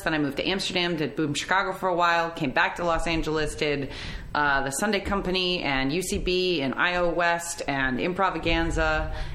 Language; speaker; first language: English; native; English